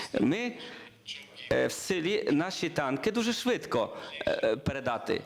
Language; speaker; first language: Ukrainian; non-native, learner; Polish